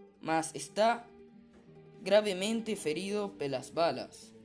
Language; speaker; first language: Portuguese; non-native, learner; Spanish